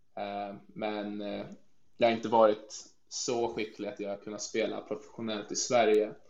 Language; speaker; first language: Swedish; native; Swedish